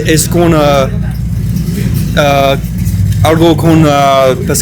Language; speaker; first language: Spanish; non-native, learner; English